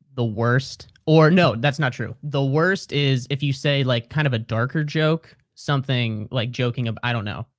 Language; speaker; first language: English; native; English